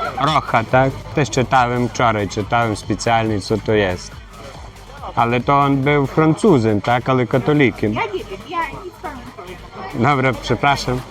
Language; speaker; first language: Polish; non-native, learner; Ukrainian